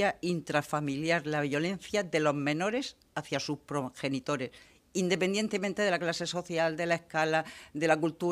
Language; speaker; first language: Spanish; native; Spanish